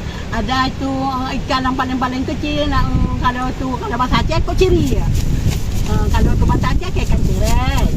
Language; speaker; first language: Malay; non-native, local second language; Achinese